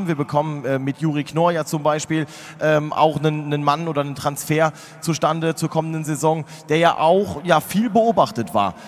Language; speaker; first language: German; native; German